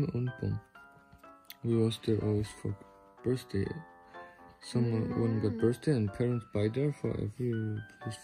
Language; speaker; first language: English; non-native, learner; German